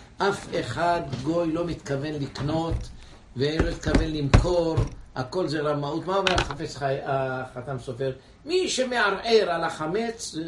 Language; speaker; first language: Hebrew; non-native, fluent; English